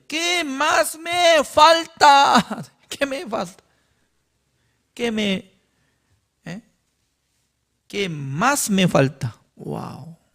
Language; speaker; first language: Spanish; non-native, learner; Korean